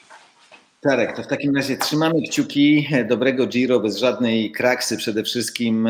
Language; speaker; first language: Polish; native; Polish